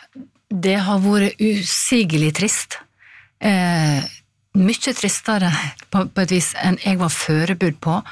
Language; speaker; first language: Norwegian; native; Norwegian